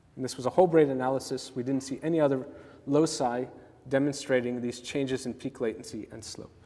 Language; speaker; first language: English; native; English